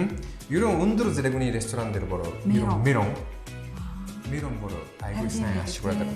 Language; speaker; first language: Mongolian; non-native, fluent; Japanese